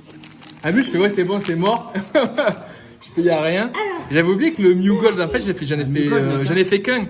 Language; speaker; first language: French; native; French